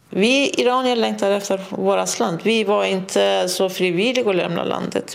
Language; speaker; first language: Swedish; non-native, fluent; Persian